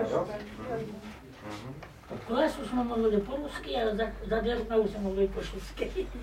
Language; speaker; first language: Czech; early bilingual, heritage; Czech